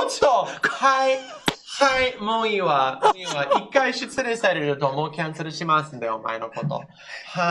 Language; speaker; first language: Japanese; non-native, fluent; English